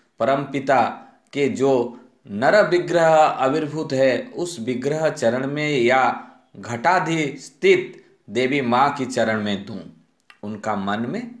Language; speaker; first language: Hindi; non-native, local second language; Odia